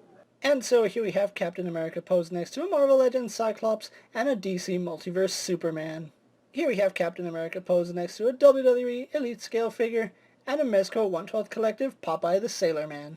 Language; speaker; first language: English; native; English